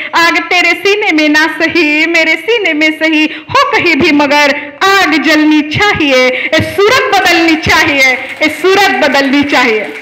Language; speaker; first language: Hindi; non-native, local second language; Marathi